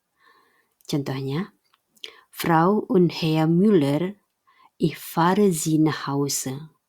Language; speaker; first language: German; non-native, fluent; Indonesian